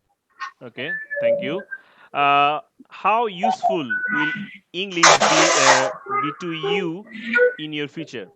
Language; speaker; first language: English; non-native, learner; Bangla